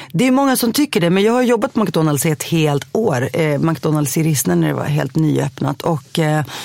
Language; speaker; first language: Swedish; early bilingual, other home language; Greek